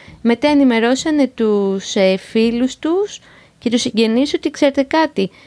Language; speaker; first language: Greek; native; Greek